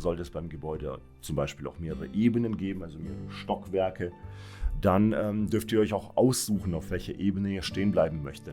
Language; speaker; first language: German; native; German